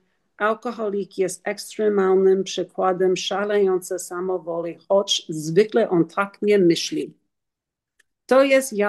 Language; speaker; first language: Polish; non-native, learner; English